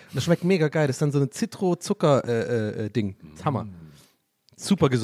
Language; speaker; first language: German; native; German